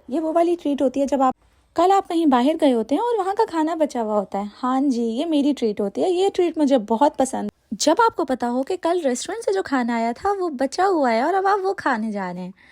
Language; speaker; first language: Urdu; native; Urdu